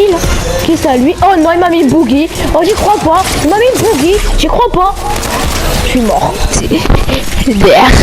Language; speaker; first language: French; native; French